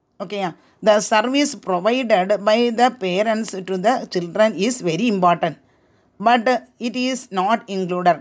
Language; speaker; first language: English; non-native, local second language; Tamil